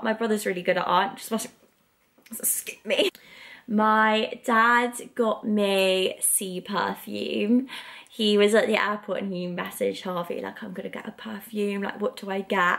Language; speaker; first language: English; native; English